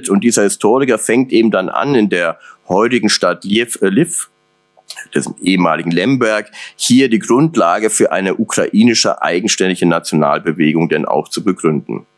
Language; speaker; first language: German; native; German